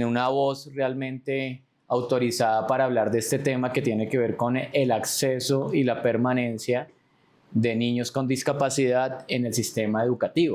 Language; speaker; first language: Spanish; native; Spanish